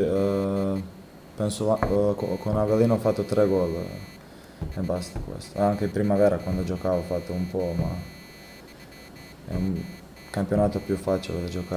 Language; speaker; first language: Italian; non-native, fluent; Croatian